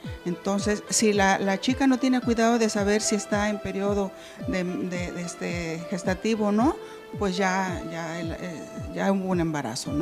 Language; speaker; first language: Spanish; native; Spanish